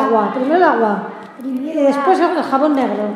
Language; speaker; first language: Spanish; native; Spanish